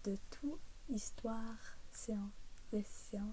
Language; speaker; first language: French; early bilingual, heritage; English